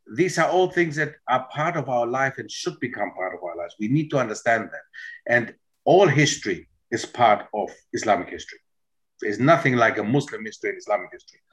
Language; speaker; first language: English; non-native, fluent; German